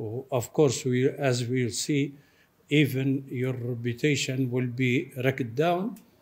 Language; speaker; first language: English; non-native, fluent; Arabic